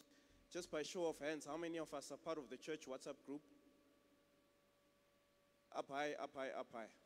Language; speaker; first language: English; non-native, local second language; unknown